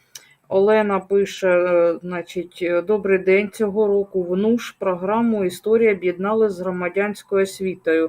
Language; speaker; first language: Ukrainian; native; Ukrainian